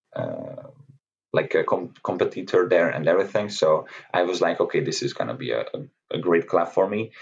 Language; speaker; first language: English; non-native, fluent; Hungarian